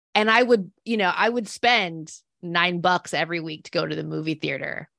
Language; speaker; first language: English; native; English